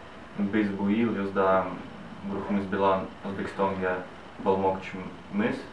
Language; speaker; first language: Uzbek; non-native, learner; Russian